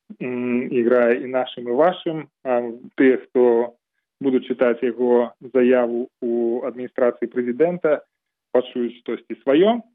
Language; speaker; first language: Belarusian; non-native, local second language; Russian